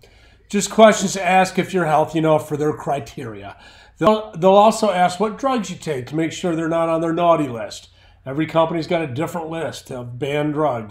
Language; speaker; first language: English; native; English